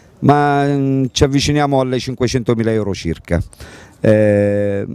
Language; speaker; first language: Italian; native; Italian